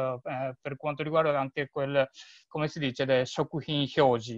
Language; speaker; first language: Italian; non-native, learner; Japanese